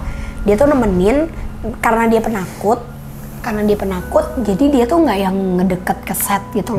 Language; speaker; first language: Indonesian; native; Indonesian